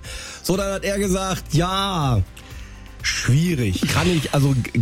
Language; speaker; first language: German; native; German